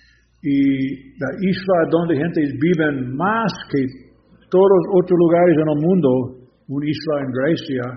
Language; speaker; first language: Spanish; non-native, learner; English